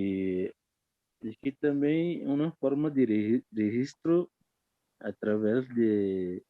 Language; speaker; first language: Spanish; non-native, fluent; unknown